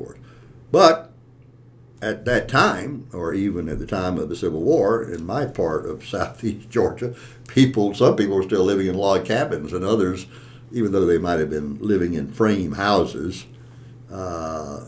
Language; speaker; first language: English; native; English